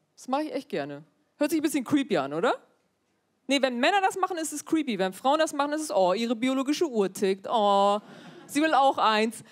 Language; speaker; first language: German; early bilingual, other home language; Turkish